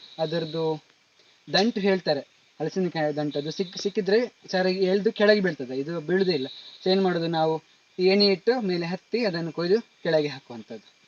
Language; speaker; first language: Kannada; non-native, local second language; Tulu